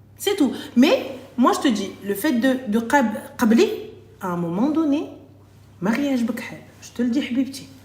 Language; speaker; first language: French; early bilingual, other home language; Arabic